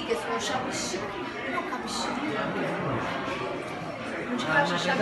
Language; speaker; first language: Italian; non-native, learner; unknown